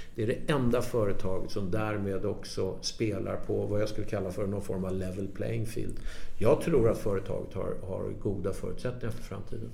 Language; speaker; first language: Swedish; native; Swedish